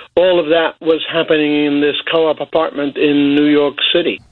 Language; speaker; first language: English; native; English